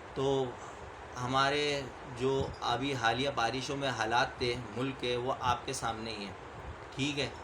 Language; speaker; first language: Urdu; native; Urdu